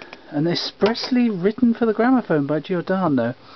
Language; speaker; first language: English; native; English